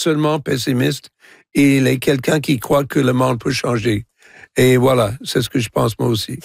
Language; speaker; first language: French; non-native, fluent; English